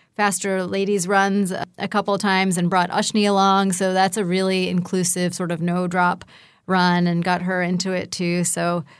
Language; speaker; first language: English; native; English